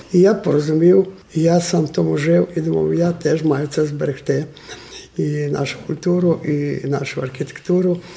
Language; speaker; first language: Ukrainian; non-native, local second language; Romanian